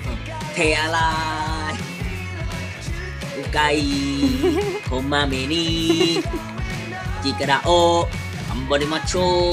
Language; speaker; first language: Japanese; non-native, learner; Thai